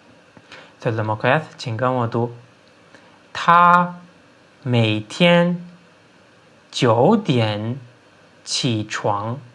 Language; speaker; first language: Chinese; non-native, fluent; Turkmen